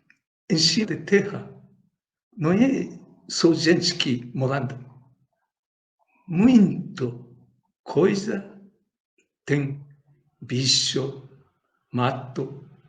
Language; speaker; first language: Portuguese; non-native, learner; Japanese